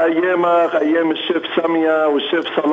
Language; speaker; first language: Arabic; native; Arabic